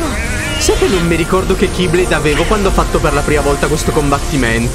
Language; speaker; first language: Italian; native; Italian